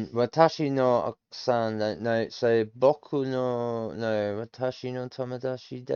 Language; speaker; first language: Japanese; non-native, learner; English